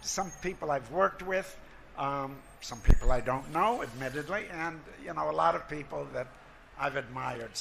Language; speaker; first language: English; native; English